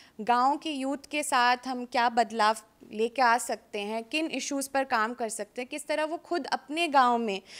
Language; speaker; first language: Hindi; native; Hindi